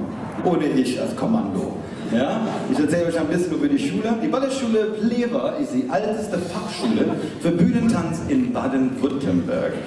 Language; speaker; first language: German; non-native, fluent; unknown